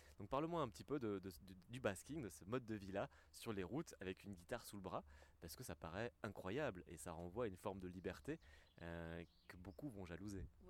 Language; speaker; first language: French; native; French